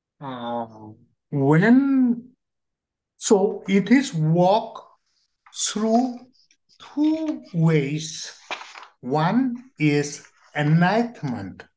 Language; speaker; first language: English; non-native, learner; Korean